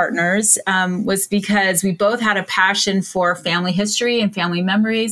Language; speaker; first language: English; native; English